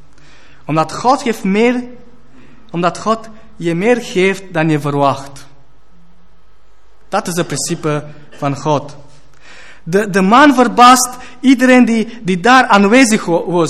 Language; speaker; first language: Dutch; non-native, fluent; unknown